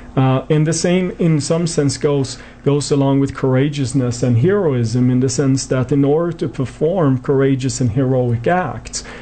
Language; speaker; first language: English; non-native, fluent; Swedish